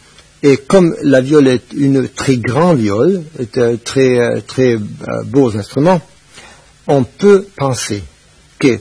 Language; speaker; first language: French; non-native, fluent; Spanish